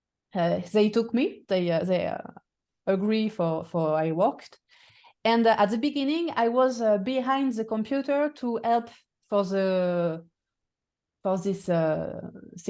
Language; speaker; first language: English; non-native, fluent; French